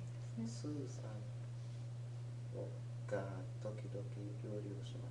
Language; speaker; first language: Japanese; non-native, learner; English